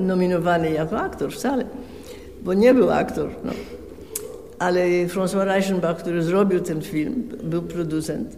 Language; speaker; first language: Polish; early bilingual, heritage; Polish